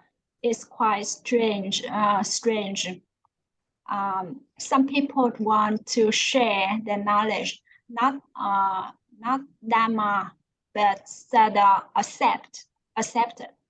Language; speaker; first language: English; non-native, learner; Vietnamese